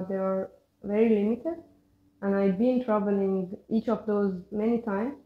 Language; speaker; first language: English; non-native, learner; Persian